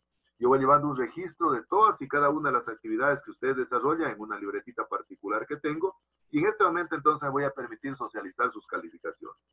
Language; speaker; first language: Spanish; native; Spanish